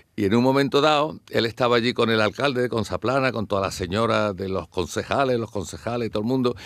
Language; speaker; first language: Spanish; native; Spanish